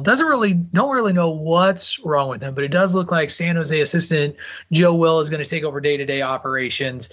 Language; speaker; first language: English; native; English